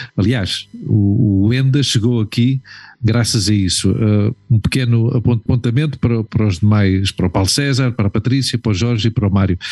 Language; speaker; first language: Portuguese; native; Portuguese